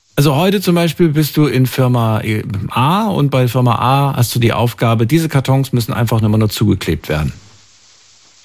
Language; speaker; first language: German; native; German